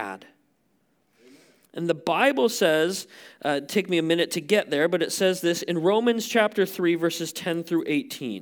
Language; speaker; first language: English; native; English